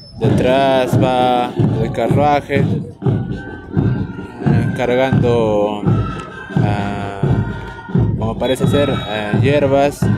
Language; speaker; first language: Spanish; native; Spanish